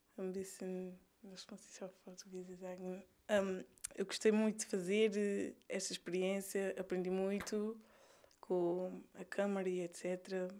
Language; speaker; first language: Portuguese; early bilingual, heritage; Portuguese